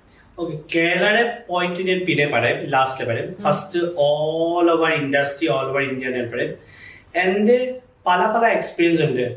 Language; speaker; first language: Malayalam; non-native, fluent; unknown